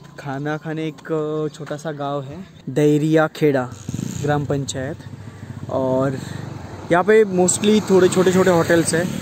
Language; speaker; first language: Hindi; non-native, local second language; Marathi